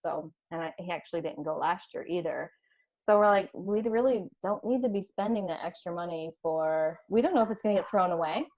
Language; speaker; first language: English; native; English